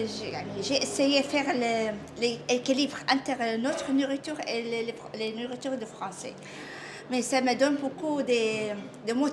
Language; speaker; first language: French; non-native, learner; Arabic